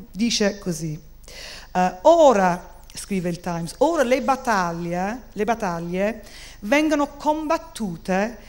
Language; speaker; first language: Italian; non-native, fluent; English